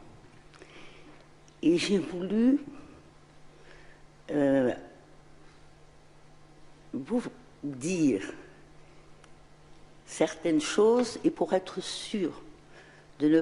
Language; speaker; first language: French; non-native, local second language; Arabic